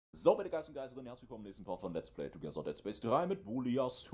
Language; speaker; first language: German; native; German